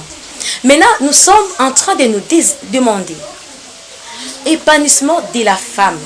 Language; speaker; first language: French; non-native, local second language; Lingala